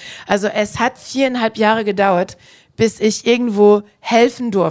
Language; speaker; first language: German; non-native, fluent; French